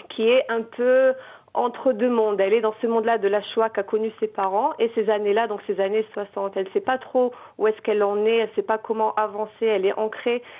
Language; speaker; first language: French; native; French